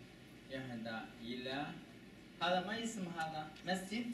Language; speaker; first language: Arabic; non-native, learner; Chinese